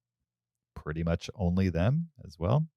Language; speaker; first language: English; native; English